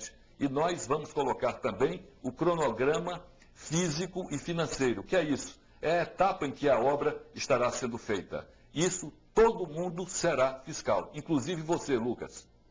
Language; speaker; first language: Portuguese; native; Portuguese